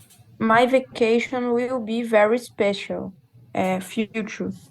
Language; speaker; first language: English; non-native, learner; Portuguese